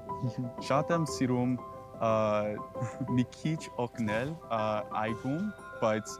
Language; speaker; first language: Armenian; non-native, learner; English